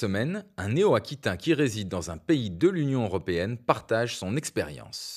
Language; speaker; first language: French; native; French